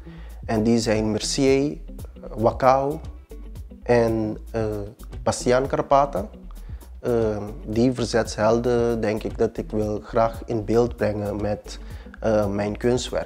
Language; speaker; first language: Dutch; early bilingual, other home language; Papiamento